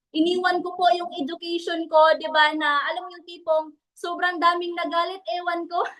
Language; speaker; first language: Filipino; non-native, local second language; Cebuano